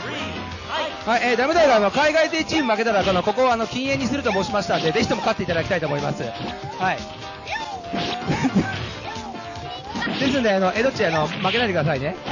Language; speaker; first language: Japanese; native; Japanese